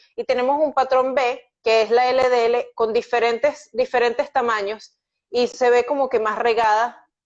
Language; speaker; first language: Spanish; native; Spanish